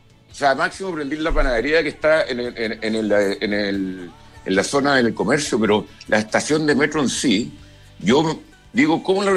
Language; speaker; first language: Spanish; native; Spanish